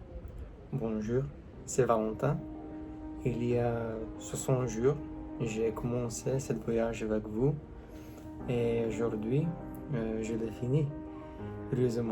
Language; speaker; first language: French; non-native, learner; English